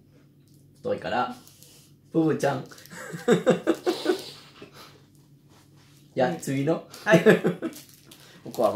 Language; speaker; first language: Japanese; non-native, learner; Spanish